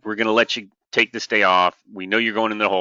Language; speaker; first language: English; native; English